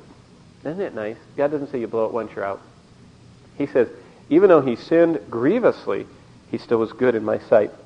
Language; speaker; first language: English; native; English